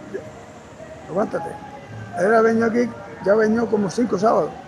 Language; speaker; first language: Spanish; native; Spanish